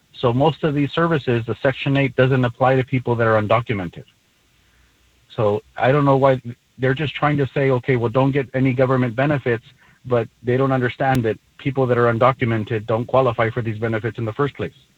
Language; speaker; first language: English; early bilingual, other home language; Spanish